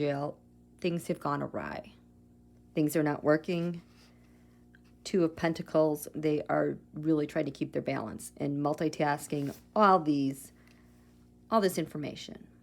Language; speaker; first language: English; native; English